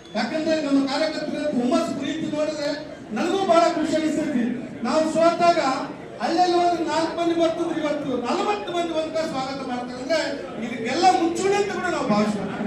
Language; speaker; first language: Kannada; native; Kannada